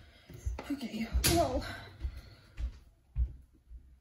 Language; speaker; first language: Russian; early bilingual, heritage; Russian